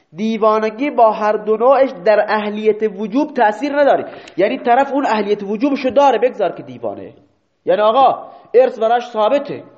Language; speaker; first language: Persian; non-native, local second language; Baluchi